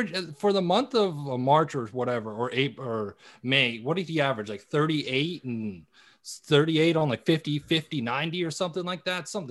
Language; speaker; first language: English; native; English